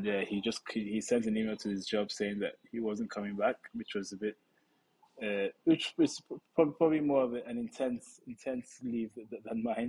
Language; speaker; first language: English; non-native, local second language; Yoruba